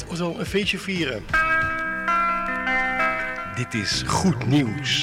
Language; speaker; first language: Dutch; native; Dutch